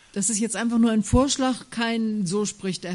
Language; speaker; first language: German; native; German